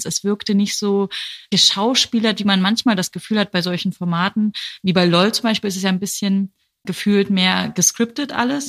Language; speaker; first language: German; native; German